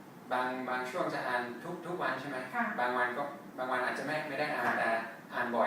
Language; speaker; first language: Thai; non-native, fluent; English